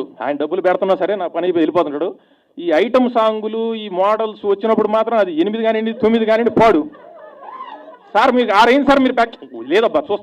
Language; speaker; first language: Telugu; native; Telugu